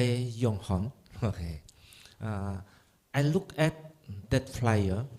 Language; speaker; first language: English; non-native, learner; Indonesian